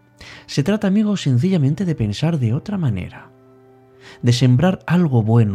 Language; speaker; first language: Spanish; native; Spanish